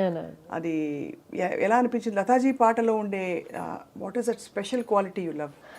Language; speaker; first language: Telugu; native; Telugu